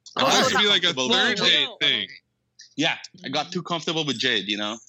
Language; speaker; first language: English; non-native, local second language; Filipino